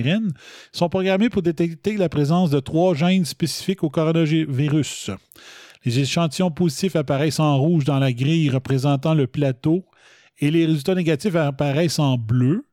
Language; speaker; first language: French; native; French